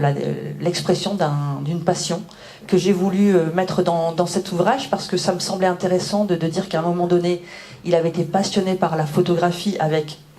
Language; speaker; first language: French; native; French